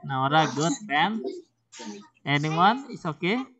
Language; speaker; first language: English; non-native, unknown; Indonesian